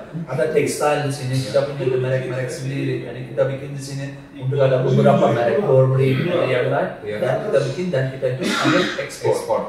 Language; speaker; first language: Indonesian; non-native, learner; Turkish